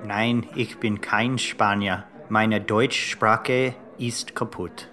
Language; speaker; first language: German; non-native, learner; English